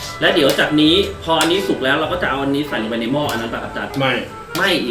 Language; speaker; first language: Thai; native; Thai